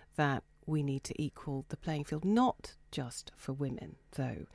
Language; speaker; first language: English; native; English